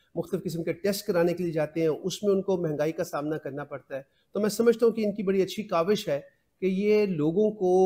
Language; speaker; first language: Urdu; non-native, local second language; Punjabi